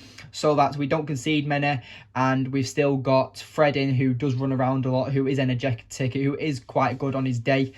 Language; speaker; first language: English; native; English